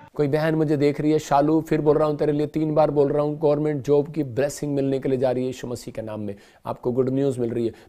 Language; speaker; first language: Hindi; non-native, local second language; Punjabi